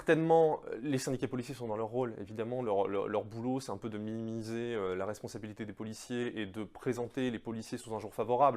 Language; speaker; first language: French; native; French